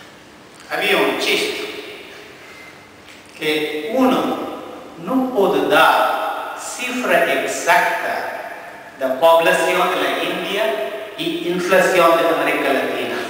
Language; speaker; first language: Spanish; non-native, fluent; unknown